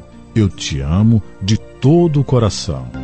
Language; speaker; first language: Portuguese; native; Portuguese